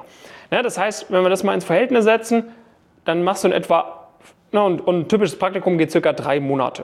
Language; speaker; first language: German; native; German